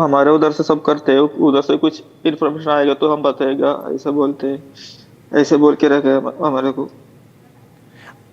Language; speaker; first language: Hindi; non-native, local second language; Malayalam